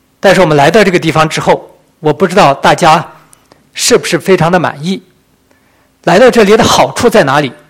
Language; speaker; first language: Chinese; native; Chinese